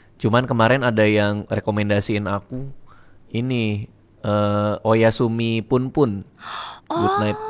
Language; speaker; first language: Indonesian; native; Indonesian